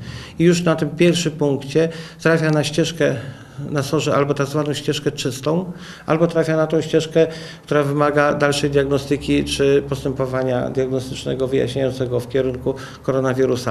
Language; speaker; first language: Polish; native; Polish